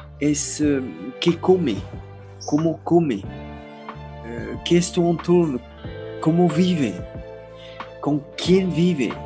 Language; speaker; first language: Spanish; non-native, learner; French